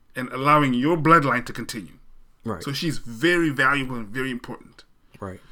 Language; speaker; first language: English; non-native, local second language; Shona